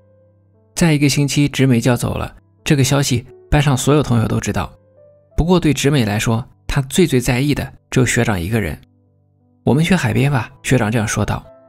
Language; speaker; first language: Chinese; native; Chinese